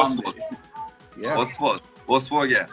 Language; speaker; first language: English; non-native, fluent; Turkish